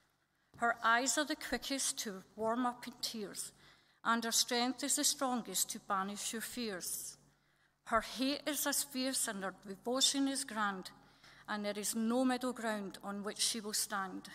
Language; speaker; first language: English; native; English